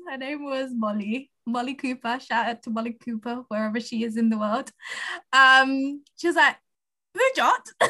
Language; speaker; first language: English; early bilingual, other home language; Kikuyu